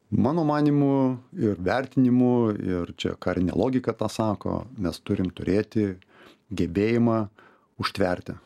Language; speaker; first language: Lithuanian; native; Lithuanian